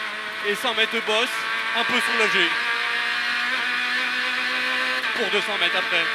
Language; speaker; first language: French; native; French